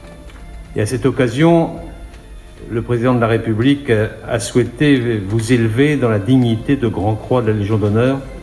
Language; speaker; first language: French; native; French